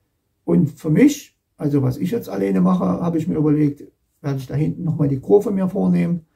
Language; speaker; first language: German; native; German